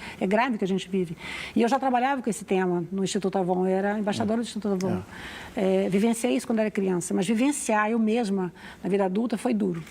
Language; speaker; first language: Portuguese; native; Portuguese